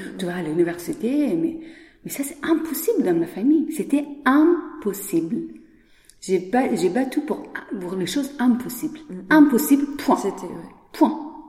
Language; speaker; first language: French; non-native, learner; Persian